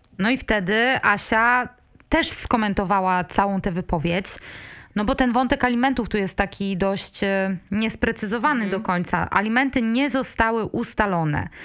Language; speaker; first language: Polish; native; Polish